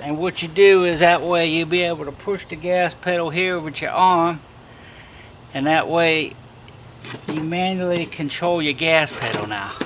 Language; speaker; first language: English; native; English